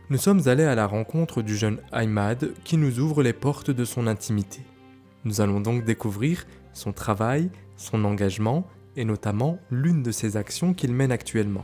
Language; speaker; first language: French; native; French